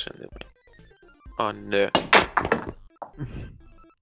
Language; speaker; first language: German; native; German